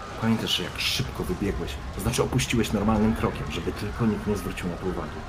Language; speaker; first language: Polish; native; Polish